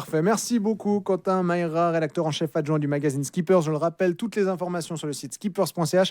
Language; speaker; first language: French; native; French